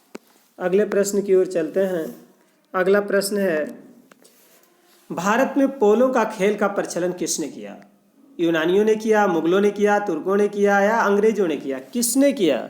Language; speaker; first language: Hindi; non-native, local second language; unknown